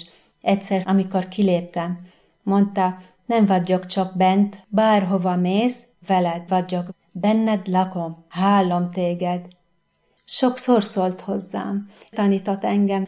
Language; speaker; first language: Hungarian; non-native, fluent; Arabic